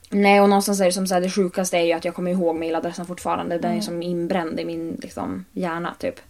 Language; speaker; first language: Swedish; native; Swedish